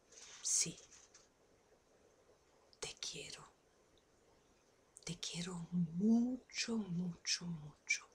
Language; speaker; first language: Spanish; non-native, fluent; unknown